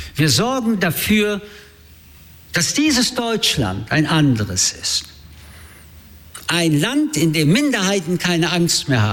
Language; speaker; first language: German; early bilingual, other home language; French